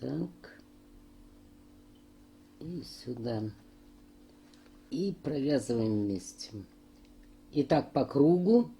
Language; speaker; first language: Russian; native; Russian